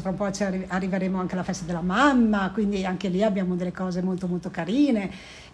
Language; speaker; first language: Italian; native; Italian